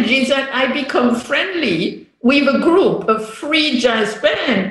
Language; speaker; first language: English; non-native, fluent; French